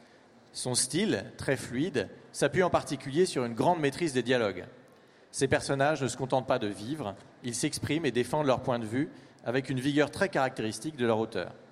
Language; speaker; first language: French; native; French